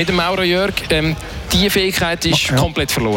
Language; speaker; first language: German; native; German